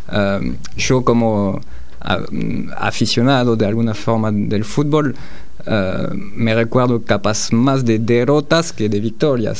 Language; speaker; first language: Spanish; non-native, fluent; French